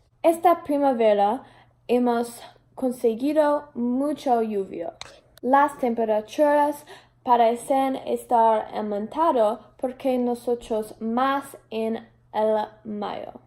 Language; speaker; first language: Spanish; non-native, learner; English